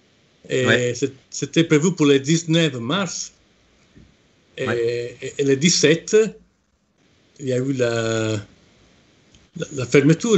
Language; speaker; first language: French; non-native, fluent; Italian